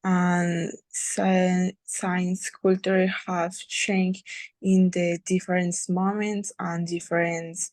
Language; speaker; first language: English; non-native, learner; Spanish